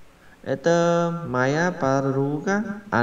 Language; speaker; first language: Russian; non-native, learner; Vietnamese